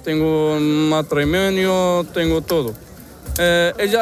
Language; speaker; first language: Spanish; non-native, learner; Arabic